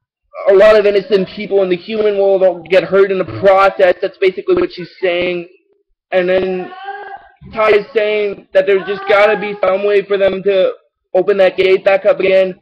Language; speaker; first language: English; native; English